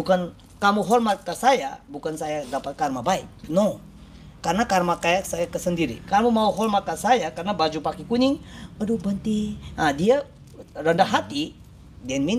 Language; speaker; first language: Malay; non-native, learner; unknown